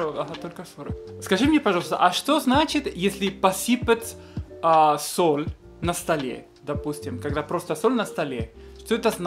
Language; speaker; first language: Russian; non-native, fluent; Spanish